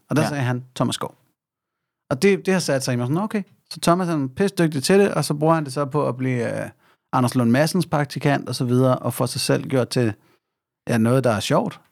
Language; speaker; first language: Danish; native; Danish